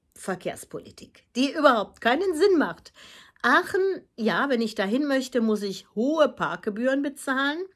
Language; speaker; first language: German; native; German